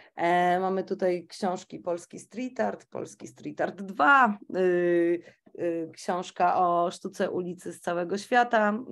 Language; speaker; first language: Polish; native; Polish